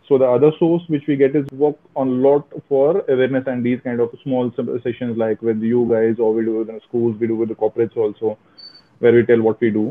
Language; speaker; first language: English; non-native, local second language; Kashmiri